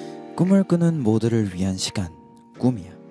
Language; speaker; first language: Korean; native; Korean